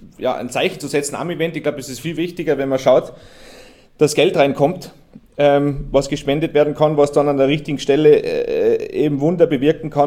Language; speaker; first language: German; native; German